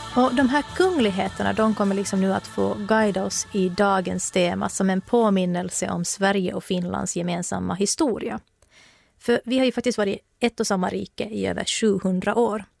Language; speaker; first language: Swedish; native; Swedish